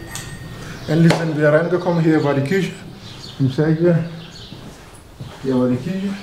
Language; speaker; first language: German; non-native, learner; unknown